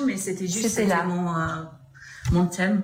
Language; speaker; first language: French; non-native, fluent; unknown